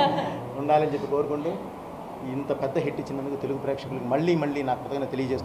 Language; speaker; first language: Telugu; native; Telugu